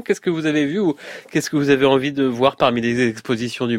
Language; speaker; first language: French; native; French